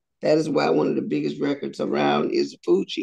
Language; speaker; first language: English; native; English